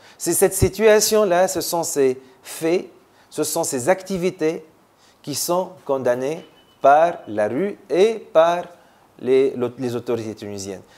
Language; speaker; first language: French; non-native, local second language; Arabic